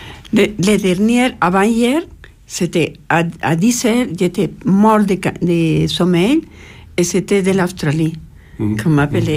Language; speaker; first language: French; non-native, fluent; Spanish